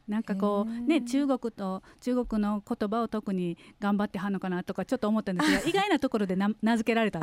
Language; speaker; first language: Japanese; native; Japanese